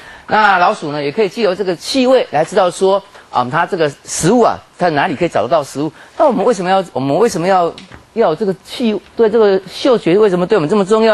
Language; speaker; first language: Chinese; native; Chinese